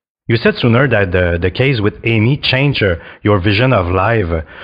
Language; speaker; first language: English; non-native, fluent; French